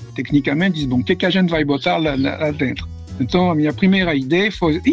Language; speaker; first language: Portuguese; non-native, fluent; French